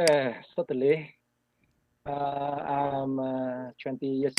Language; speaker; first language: English; non-native, learner; Vietnamese